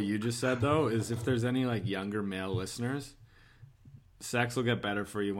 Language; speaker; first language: English; native; English